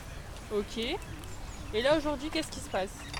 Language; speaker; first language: French; native; French